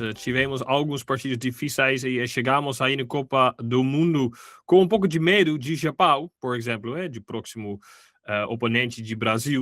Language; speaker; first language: Portuguese; non-native, fluent; Dutch